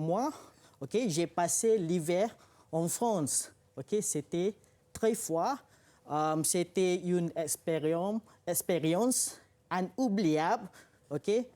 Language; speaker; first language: French; non-native, fluent; Malay